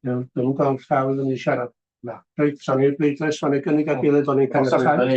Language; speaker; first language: Welsh; native; Welsh